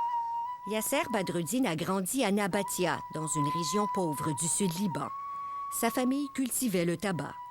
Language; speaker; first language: French; native; French